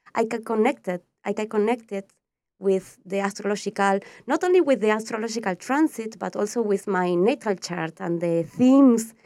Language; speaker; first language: English; non-native, fluent; Spanish